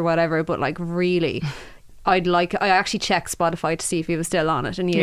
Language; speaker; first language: English; native; English